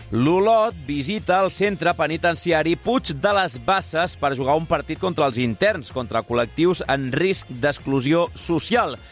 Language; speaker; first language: Catalan; native; Catalan